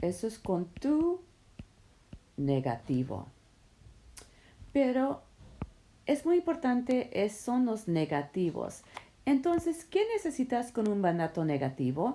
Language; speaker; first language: Spanish; non-native, fluent; English